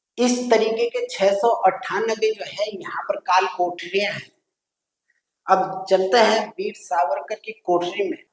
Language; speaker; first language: Hindi; native; Hindi